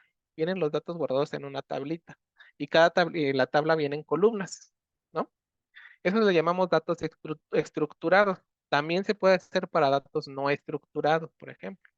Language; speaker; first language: Spanish; native; Spanish